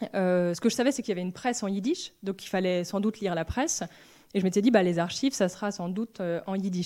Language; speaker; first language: French; native; French